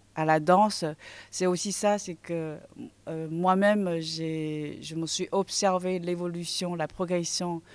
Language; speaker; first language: French; non-native, fluent; Chinese